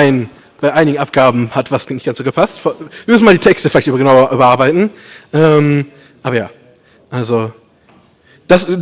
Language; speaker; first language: German; native; German